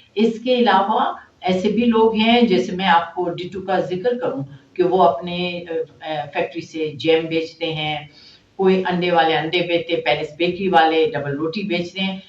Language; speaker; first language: Urdu; non-native, local second language; Baluchi